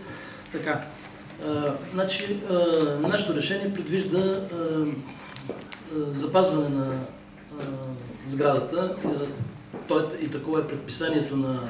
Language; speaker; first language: Bulgarian; native; Bulgarian